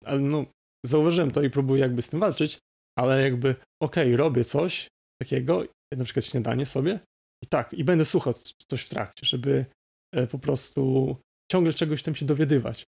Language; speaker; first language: Polish; native; Polish